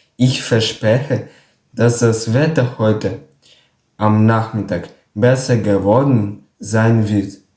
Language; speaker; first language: German; non-native, learner; Ukrainian